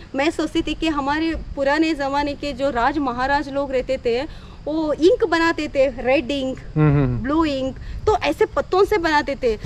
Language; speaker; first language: Hindi; non-native, local second language; Kannada